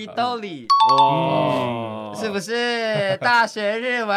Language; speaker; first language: Chinese; native; Chinese